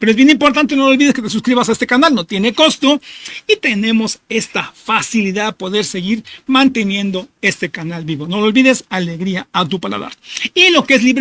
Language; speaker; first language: Spanish; native; Spanish